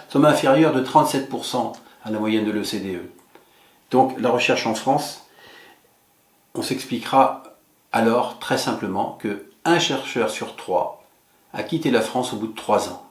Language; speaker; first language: French; native; French